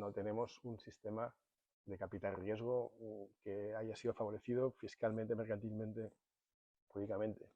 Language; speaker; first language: Spanish; native; Spanish